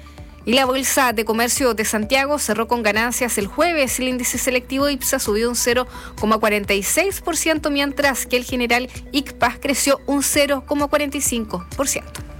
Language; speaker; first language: Spanish; native; Spanish